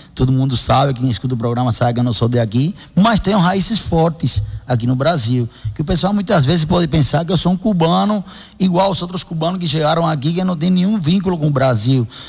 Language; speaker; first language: Portuguese; non-native, fluent; Spanish